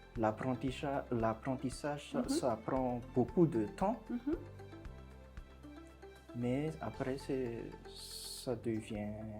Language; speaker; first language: French; non-native, local second language; Malagasy